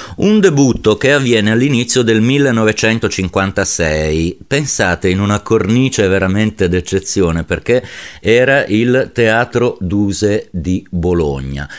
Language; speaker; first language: Italian; native; Italian